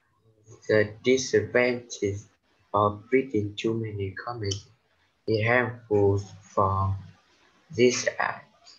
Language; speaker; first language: English; non-native, learner; Vietnamese